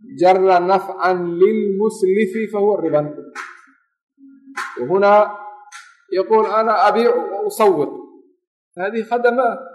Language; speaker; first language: Arabic; non-native, local second language; Somali